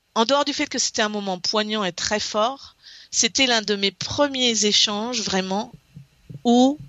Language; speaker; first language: French; native; French